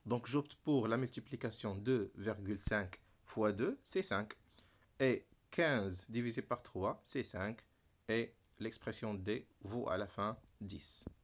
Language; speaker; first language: French; non-native, local second language; Arabic